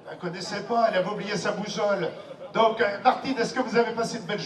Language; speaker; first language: French; native; French